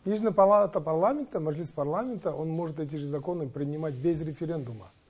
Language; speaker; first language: Russian; non-native, local second language; Kazakh